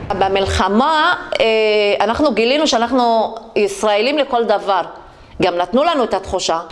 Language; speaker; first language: Hebrew; non-native, local second language; Arabic